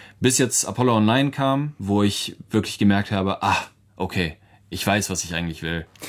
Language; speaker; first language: German; native; German